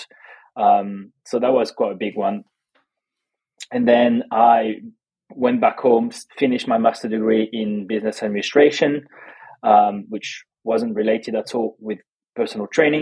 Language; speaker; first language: English; non-native, fluent; French